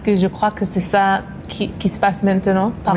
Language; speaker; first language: French; non-native, fluent; Hebrew